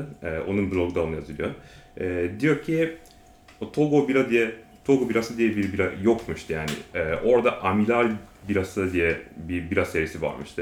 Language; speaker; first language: Turkish; non-native, learner; Japanese